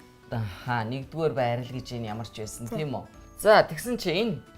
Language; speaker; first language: Mongolian; native; Mongolian